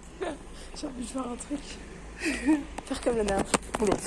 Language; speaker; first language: French; native; French